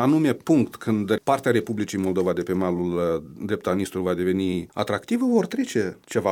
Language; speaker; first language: Romanian; native; Romanian